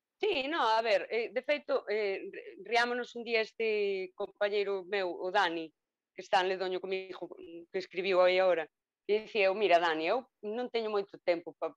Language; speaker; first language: Galician; native; Galician